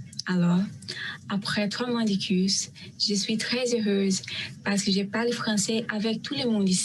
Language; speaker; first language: French; non-native, learner; Portuguese